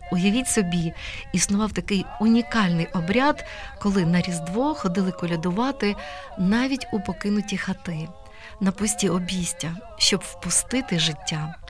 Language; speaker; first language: Ukrainian; native; Ukrainian